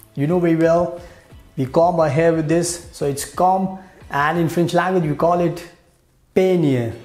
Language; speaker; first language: English; non-native, local second language; Hindi